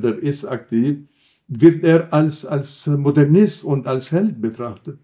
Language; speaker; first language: German; non-native, fluent; Arabic